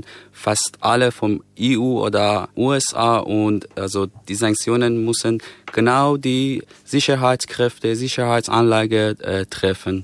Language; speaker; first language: German; non-native, fluent; Persian